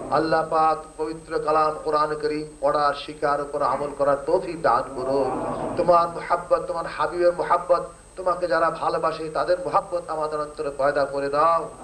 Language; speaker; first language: Bangla; non-native, fluent; Urdu